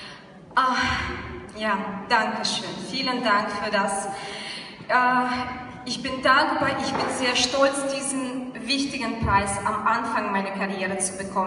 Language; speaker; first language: German; non-native, fluent; Russian